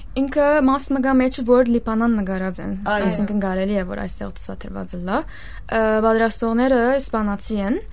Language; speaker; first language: Armenian; early bilingual, heritage; Armenian